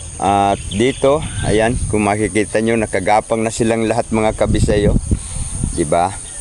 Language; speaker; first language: Filipino; non-native, local second language; Cebuano